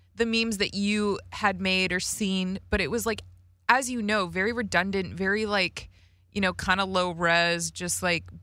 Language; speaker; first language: English; native; English